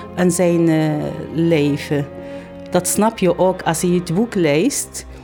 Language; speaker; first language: Dutch; non-native, fluent; Arabic